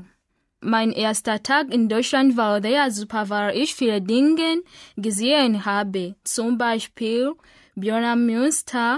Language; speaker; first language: German; non-native, learner; Ganda